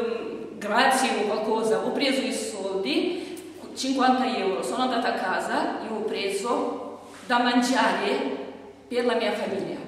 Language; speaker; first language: Italian; non-native, fluent; Romanian